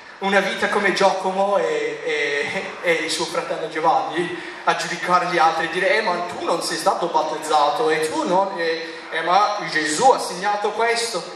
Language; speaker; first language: Italian; non-native, fluent; English